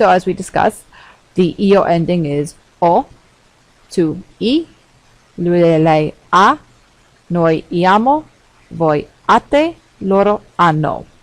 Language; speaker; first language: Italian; non-native, fluent; English